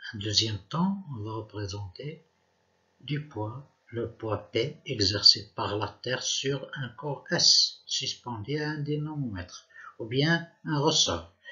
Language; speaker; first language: French; non-native, local second language; Arabic